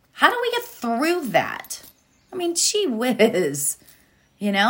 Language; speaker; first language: English; native; English